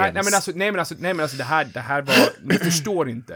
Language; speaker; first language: Swedish; native; Swedish